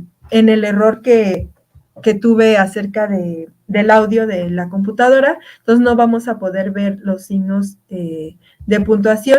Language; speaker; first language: Spanish; native; Spanish